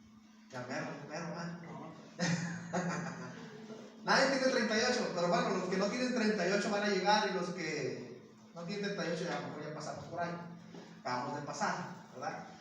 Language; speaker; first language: Spanish; native; Spanish